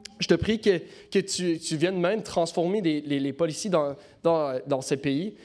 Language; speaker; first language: French; non-native, local second language; English